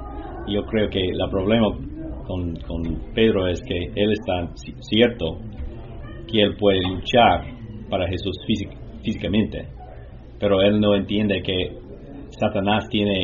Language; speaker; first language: Spanish; non-native, learner; English